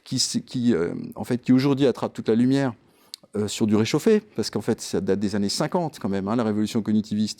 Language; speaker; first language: French; native; French